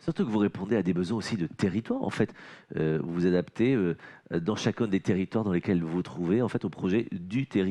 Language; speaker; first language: French; native; French